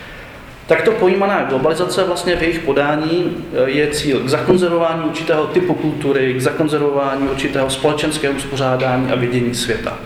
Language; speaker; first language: Czech; native; Czech